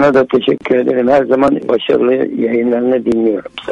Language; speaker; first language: Turkish; native; Turkish